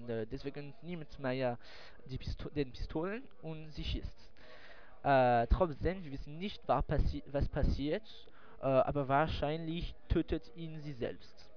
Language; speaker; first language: German; non-native, learner; French